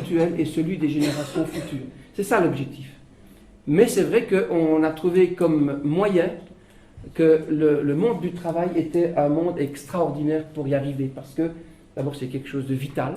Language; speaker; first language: French; native; French